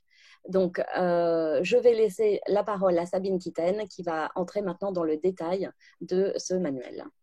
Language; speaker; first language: French; native; French